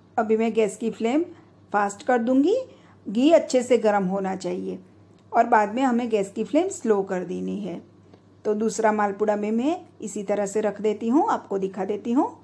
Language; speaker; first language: Hindi; non-native, local second language; Gujarati